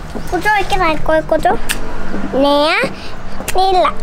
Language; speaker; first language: Vietnamese; early bilingual, heritage; Vietnamese